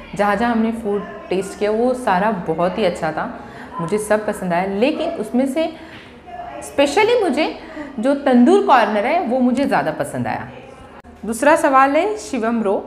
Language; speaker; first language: Hindi; non-native, local second language; Marathi